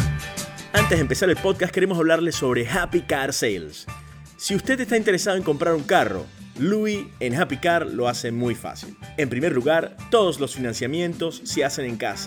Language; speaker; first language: Spanish; native; Spanish